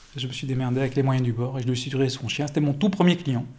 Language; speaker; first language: French; native; French